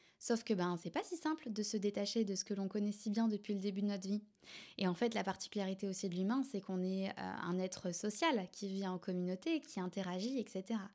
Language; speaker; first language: French; native; French